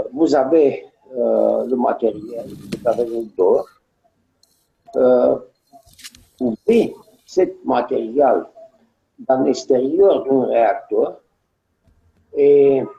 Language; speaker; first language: French; non-native, learner; Romanian